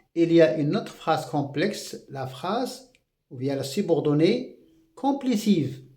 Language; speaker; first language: French; non-native, local second language; Arabic